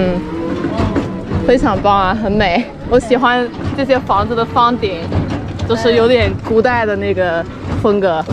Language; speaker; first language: Chinese; non-native, fluent; English